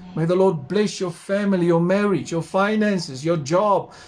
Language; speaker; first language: English; non-native, local second language; Afrikaans